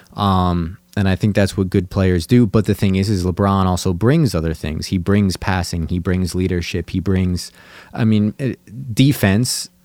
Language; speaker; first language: English; native; English